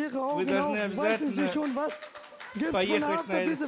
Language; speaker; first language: German; non-native, learner; Turkish